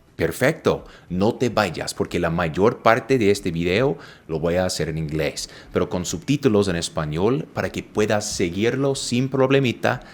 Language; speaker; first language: Spanish; non-native, fluent; English